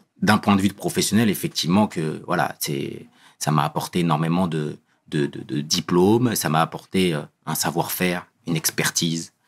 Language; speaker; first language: French; early bilingual, other home language; Kabyle